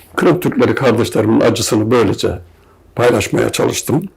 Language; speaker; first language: Turkish; native; Turkish